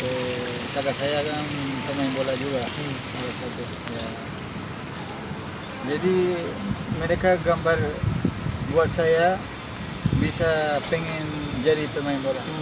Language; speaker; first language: Indonesian; non-native, fluent; Spanish